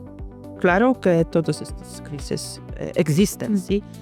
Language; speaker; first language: Spanish; non-native, fluent; Polish